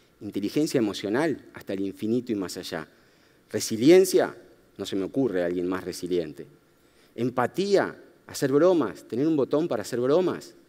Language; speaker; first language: Spanish; native; Spanish